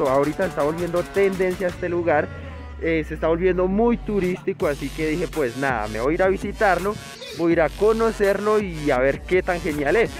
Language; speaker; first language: Spanish; native; Spanish